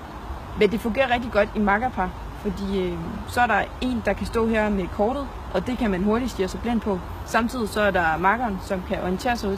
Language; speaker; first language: Danish; native; Danish